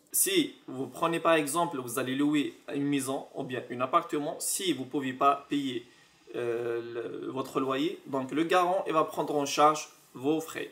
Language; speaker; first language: French; non-native, local second language; Arabic